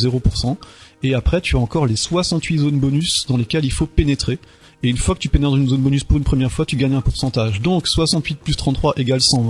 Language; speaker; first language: French; native; French